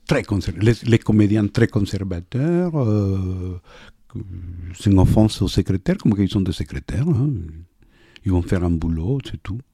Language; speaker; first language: French; non-native, fluent; Spanish